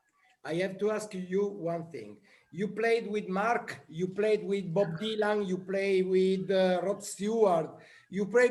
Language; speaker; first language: English; non-native, learner; Italian